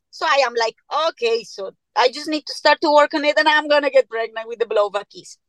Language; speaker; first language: English; non-native, fluent; Spanish